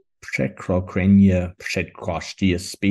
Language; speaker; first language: Polish; non-native, learner; English